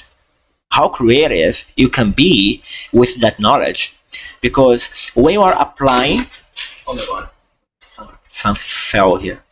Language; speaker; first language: English; non-native, fluent; Portuguese